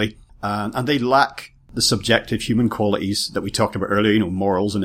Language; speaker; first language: English; native; English